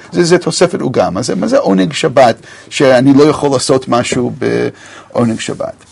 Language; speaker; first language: Hebrew; non-native, fluent; English